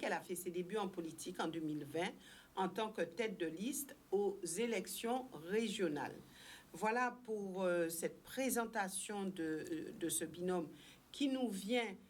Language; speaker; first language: French; native; French